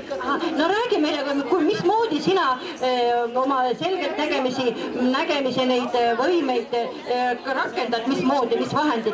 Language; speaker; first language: Estonian; native; Estonian